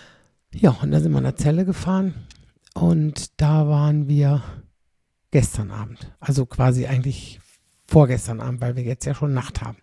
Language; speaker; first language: German; native; German